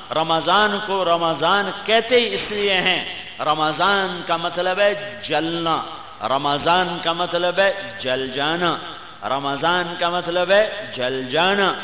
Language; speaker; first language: Urdu; non-native, local second language; Punjabi